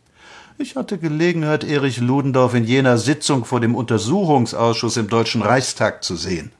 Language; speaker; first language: German; native; German